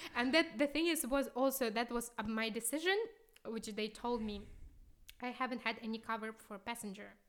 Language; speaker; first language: English; non-native, fluent; Ukrainian